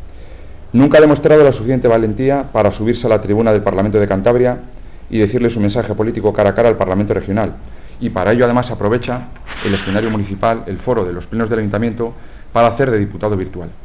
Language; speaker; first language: Spanish; native; Spanish